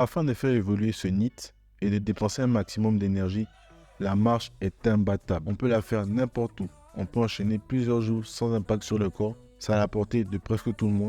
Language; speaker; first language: French; native; French